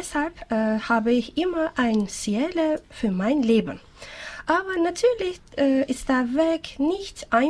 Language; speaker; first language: German; non-native, learner; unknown